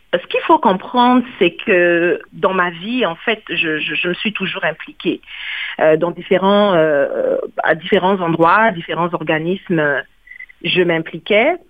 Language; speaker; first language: French; non-native, local second language; Kongo